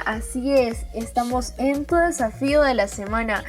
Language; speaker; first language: Spanish; native; Spanish